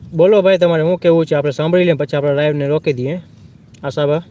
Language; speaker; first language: Gujarati; non-native, local second language; Kachhi